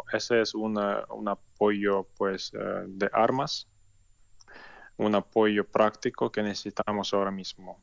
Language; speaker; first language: Spanish; non-native, learner; Ukrainian